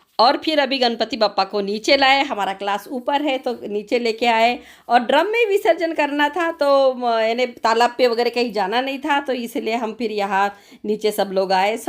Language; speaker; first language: Hindi; non-native, local second language; Marathi